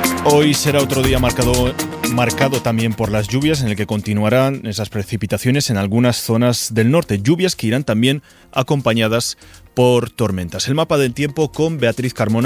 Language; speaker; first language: Spanish; native; Spanish